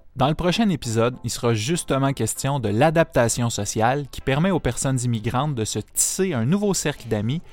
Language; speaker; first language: French; native; French